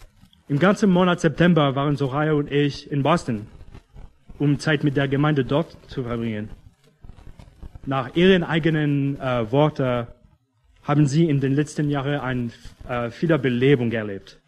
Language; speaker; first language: German; non-native, fluent; English